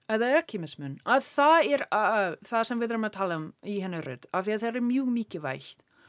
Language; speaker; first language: Icelandic; non-native, learner; English